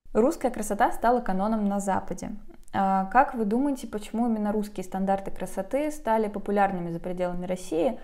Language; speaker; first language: Russian; native; Russian